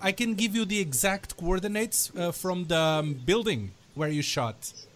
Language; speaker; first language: English; non-native, fluent; Portuguese